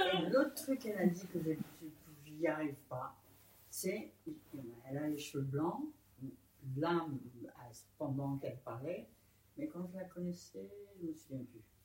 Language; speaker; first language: French; native; French